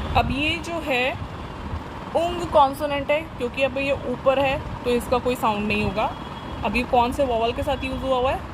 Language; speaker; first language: Hindi; native; Hindi